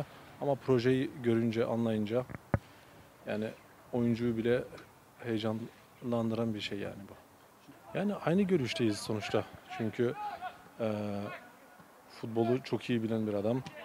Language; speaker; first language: Turkish; early bilingual, other home language; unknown